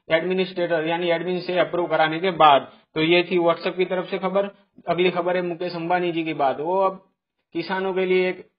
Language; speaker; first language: Hindi; non-native, local second language; Gujarati